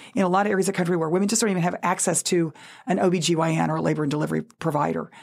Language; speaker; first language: English; native; English